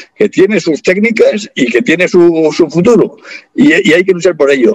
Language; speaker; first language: Spanish; native; Spanish